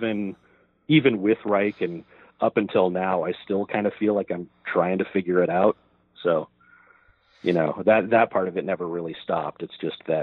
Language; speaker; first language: English; native; English